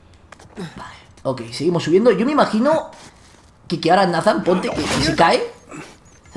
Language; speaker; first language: Spanish; native; Spanish